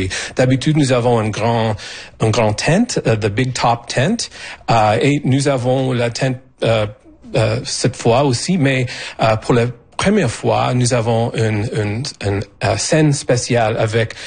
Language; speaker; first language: French; non-native, fluent; English